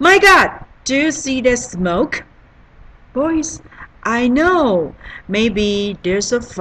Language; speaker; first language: English; non-native, learner; Chinese